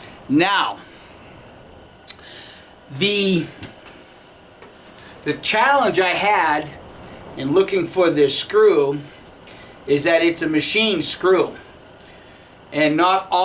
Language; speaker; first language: English; native; English